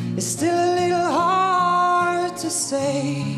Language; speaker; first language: English; native; English